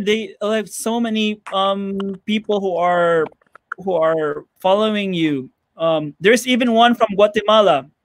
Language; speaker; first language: English; non-native, fluent; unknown